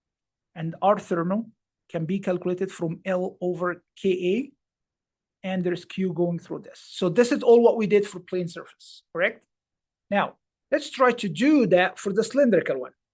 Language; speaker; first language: English; non-native, fluent; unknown